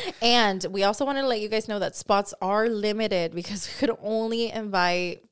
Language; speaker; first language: English; early bilingual, other home language; Spanish